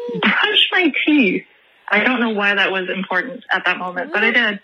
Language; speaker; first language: English; native; English